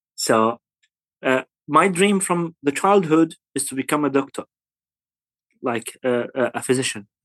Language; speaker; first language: English; non-native, fluent; Arabic